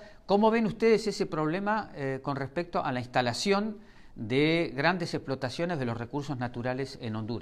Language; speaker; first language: Spanish; native; Spanish